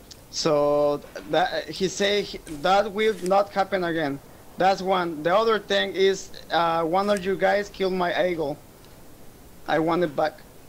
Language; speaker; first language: English; non-native, fluent; Spanish